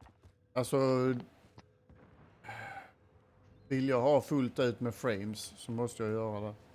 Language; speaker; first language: Swedish; native; Swedish